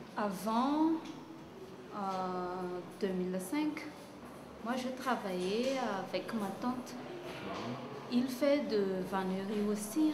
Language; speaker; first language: French; non-native, local second language; Malagasy